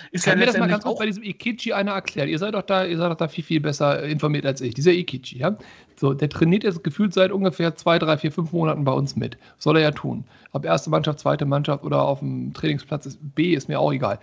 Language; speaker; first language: German; native; German